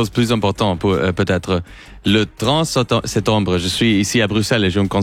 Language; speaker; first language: French; non-native, learner; Spanish